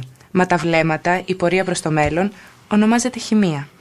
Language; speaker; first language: Greek; native; Greek